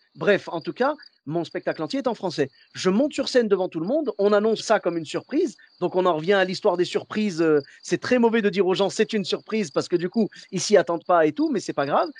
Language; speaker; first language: French; early bilingual, other home language; Arabic